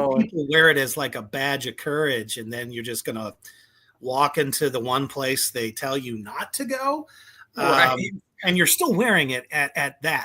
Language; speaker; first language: English; native; English